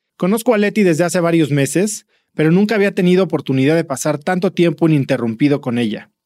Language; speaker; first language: Spanish; native; Spanish